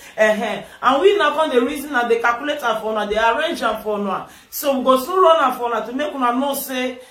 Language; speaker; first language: Nigerian Pidgin; native; Nigerian Pidgin